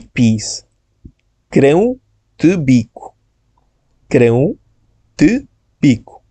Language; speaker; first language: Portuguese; non-native, fluent; Bangla